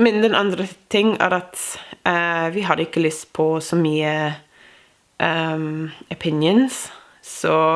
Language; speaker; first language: Norwegian; non-native, fluent; English